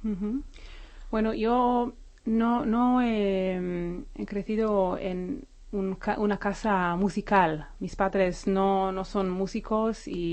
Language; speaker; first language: Spanish; non-native, fluent; Hebrew